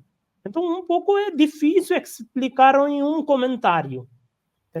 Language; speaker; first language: Portuguese; non-native, learner; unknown